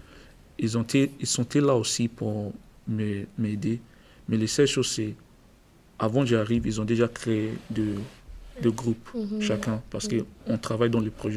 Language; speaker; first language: French; non-native, learner; English